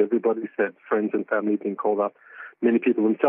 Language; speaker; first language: English; native; English